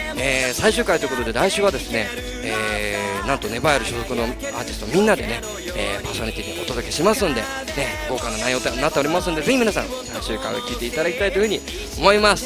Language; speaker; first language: Japanese; native; Japanese